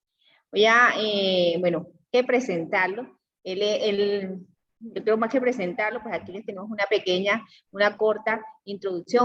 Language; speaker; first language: Spanish; native; Spanish